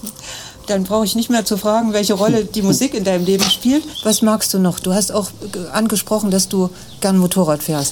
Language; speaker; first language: German; native; German